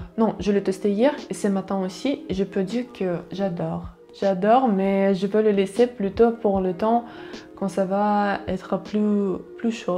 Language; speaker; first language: French; non-native, learner; Russian